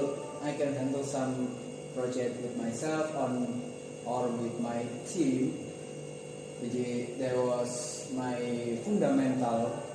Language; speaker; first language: English; non-native, learner; Indonesian